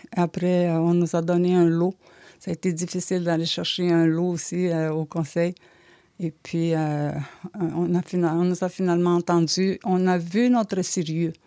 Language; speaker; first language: French; non-native, local second language; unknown